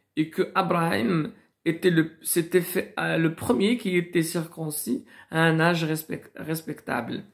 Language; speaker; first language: French; non-native, local second language; Arabic